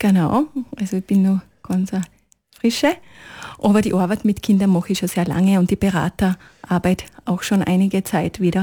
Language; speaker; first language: German; native; German